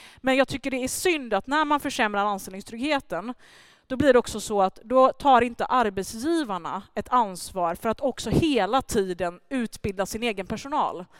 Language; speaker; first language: Swedish; early bilingual, other home language; Persian